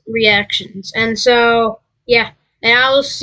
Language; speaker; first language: English; native; English